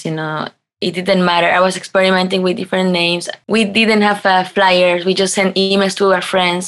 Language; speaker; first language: English; non-native, fluent; Spanish